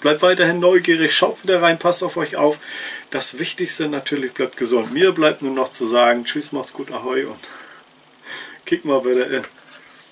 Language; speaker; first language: German; native; German